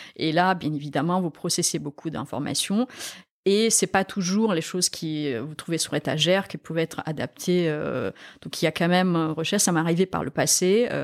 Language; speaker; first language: French; non-native, fluent; Romanian